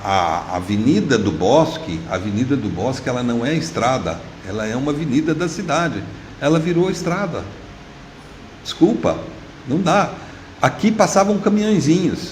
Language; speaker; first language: Portuguese; native; Portuguese